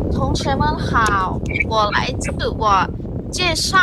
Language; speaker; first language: Chinese; non-native, learner; Thai